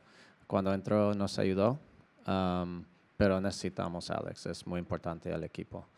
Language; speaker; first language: Spanish; non-native, learner; English